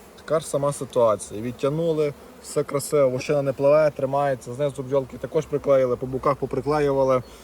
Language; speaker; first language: Ukrainian; native; Ukrainian